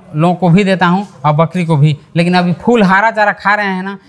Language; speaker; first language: Hindi; native; Hindi